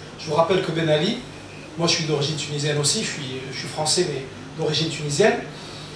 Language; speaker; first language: French; early bilingual, other home language; Arabic